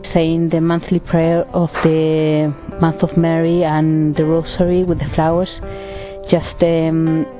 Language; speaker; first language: English; non-native, fluent; Spanish